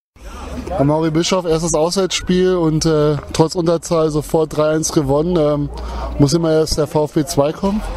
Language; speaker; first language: German; native; German